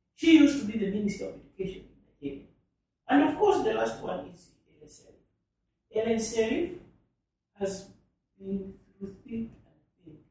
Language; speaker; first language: English; non-native, local second language; Nyanja